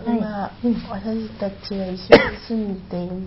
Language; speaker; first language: Japanese; non-native, learner; Chinese